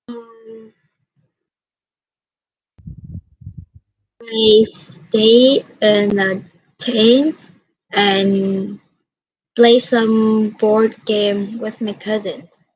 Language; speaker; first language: English; non-native, learner; Vietnamese